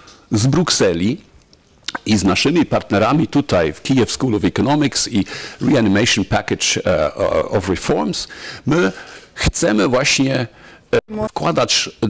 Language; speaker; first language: Polish; non-native, fluent; German